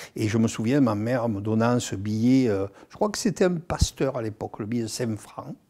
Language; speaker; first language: French; native; French